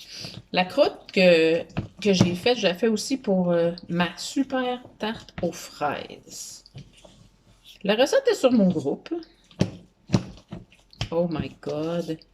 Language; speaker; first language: French; native; French